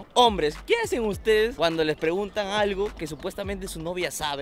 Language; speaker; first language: Spanish; native; Spanish